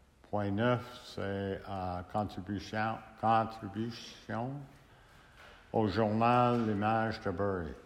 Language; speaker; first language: French; native; French